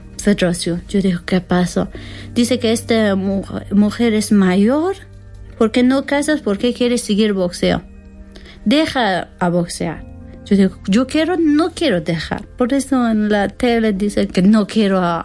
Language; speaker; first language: Spanish; non-native, learner; Persian